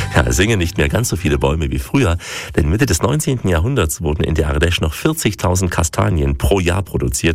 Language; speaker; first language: German; native; German